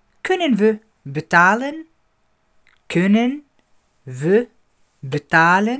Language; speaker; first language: Dutch; non-native, fluent; Arabic